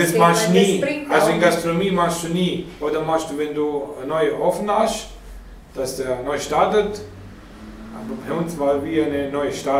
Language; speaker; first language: German; non-native, learner; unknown